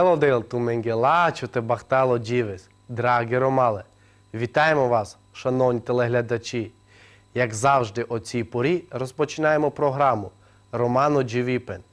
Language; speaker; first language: Ukrainian; non-native, local second language; Romany